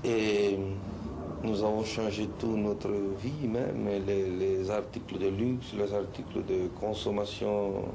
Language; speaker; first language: French; non-native, fluent; Spanish